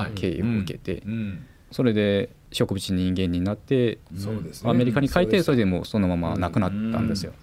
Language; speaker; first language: Japanese; non-native, fluent; Korean